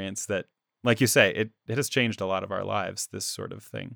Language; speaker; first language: English; native; English